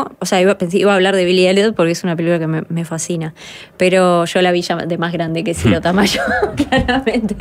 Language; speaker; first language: Spanish; native; Spanish